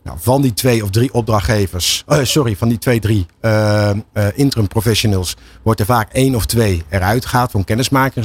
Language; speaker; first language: Dutch; native; Dutch